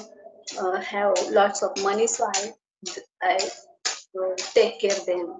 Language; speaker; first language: English; non-native, learner; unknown